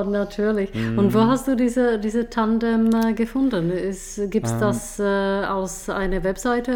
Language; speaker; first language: German; non-native, fluent; Czech